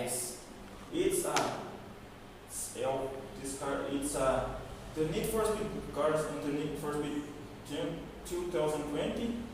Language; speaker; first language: English; non-native, learner; Portuguese